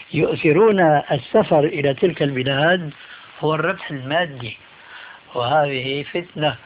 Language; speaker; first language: Arabic; early bilingual, other home language; Albanian